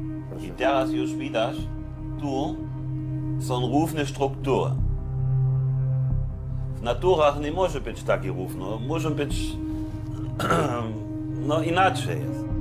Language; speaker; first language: Polish; non-native, fluent; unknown